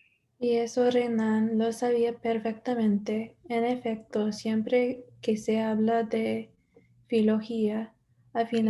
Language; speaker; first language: Spanish; non-native, learner; English